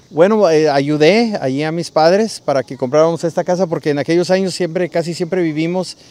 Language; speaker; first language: Spanish; native; Spanish